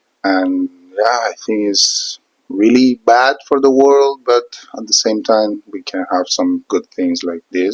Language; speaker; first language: English; non-native, fluent; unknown